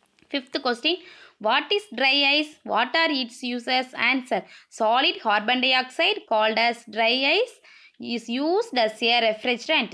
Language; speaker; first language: English; non-native, local second language; Tamil